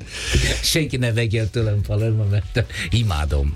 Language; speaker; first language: Hungarian; non-native, fluent; Italian